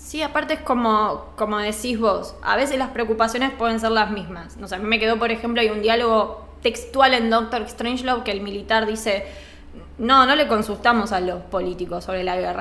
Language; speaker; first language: Spanish; native; Spanish